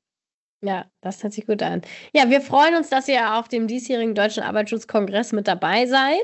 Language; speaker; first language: German; native; German